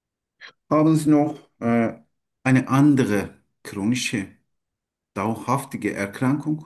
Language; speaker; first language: German; non-native, learner; Turkish